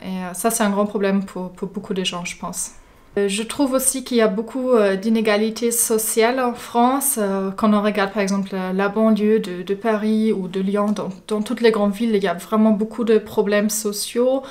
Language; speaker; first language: French; non-native, fluent; German